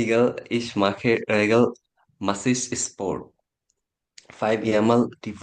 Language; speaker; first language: German; non-native, learner; Bangla